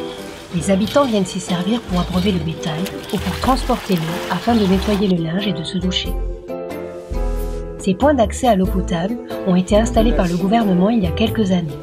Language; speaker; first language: French; native; French